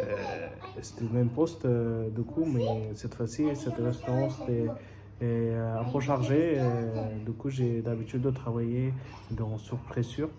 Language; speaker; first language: French; non-native, learner; Bangla